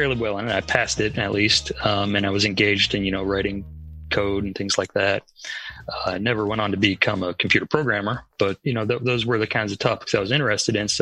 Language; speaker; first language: English; native; English